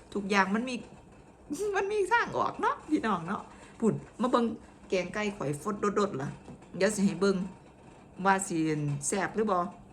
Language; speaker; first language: Thai; native; Thai